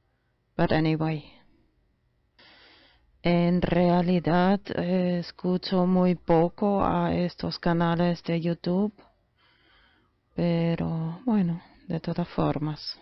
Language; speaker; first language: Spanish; non-native, fluent; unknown